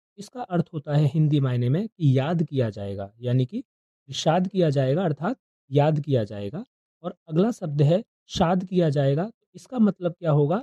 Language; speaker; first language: Hindi; native; Hindi